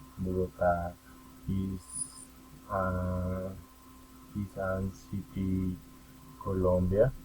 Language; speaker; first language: English; non-native, learner; Spanish